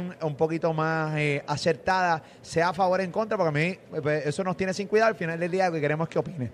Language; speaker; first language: Spanish; native; Spanish